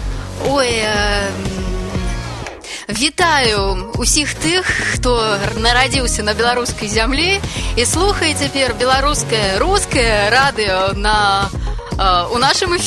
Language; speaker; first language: Russian; native; Russian